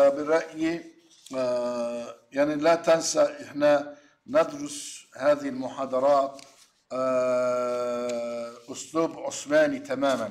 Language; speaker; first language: Arabic; non-native, learner; Turkish